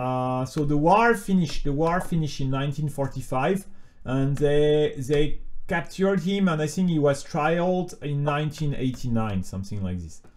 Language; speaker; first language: English; non-native, fluent; French